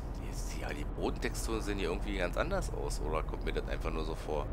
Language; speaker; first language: German; native; German